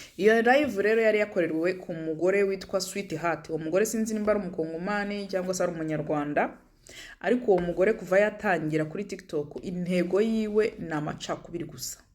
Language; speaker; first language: Kinyarwanda; native; Kinyarwanda